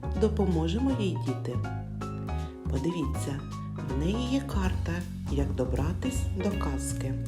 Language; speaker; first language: Ukrainian; native; Ukrainian